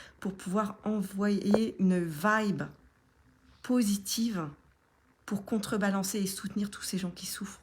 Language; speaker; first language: French; native; French